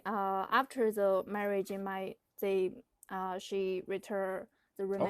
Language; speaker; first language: English; non-native, learner; Chinese